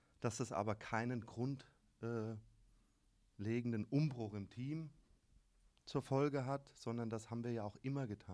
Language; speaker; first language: German; native; German